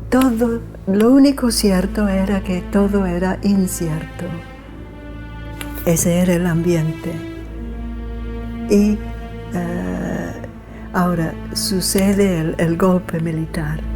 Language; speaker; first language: Spanish; non-native, fluent; English